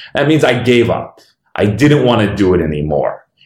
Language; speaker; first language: English; native; English